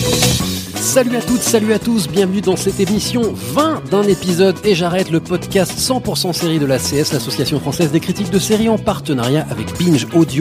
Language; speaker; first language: French; native; French